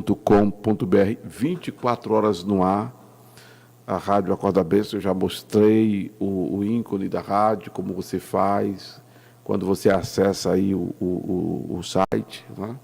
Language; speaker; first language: Portuguese; native; Portuguese